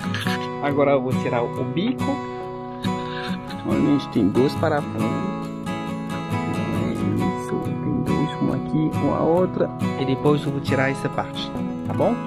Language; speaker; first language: Portuguese; non-native, learner; French